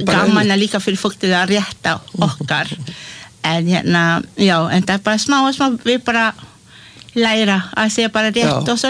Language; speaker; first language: Icelandic; non-native, fluent; English